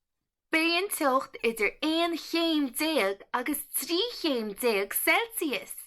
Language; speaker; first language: Irish; non-native, local second language; English